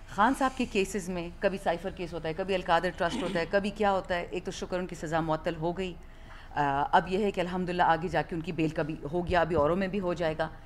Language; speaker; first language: Urdu; non-native, local second language; Pashto